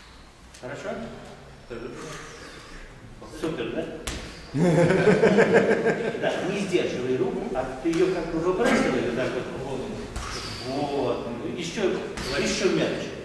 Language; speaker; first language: Russian; native; Russian